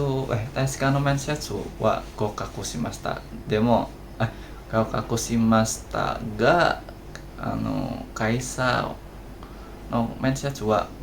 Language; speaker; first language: Japanese; non-native, learner; Indonesian